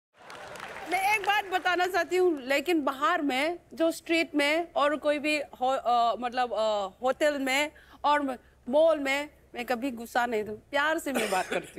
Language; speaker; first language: Hindi; non-native, learner; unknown